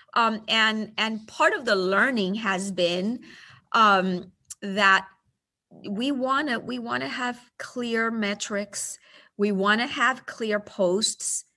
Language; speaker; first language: English; early bilingual, other home language; Spanish